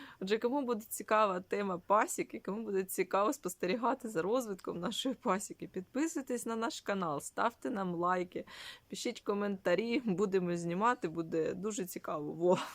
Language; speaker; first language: Ukrainian; non-native, local second language; Russian